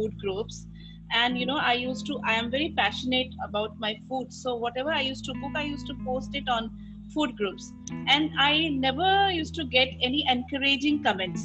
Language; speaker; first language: English; non-native, local second language; Assamese